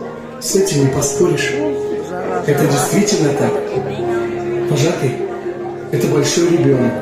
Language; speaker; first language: Russian; native; Russian